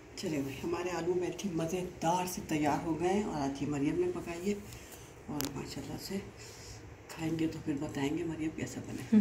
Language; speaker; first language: Urdu; native; Urdu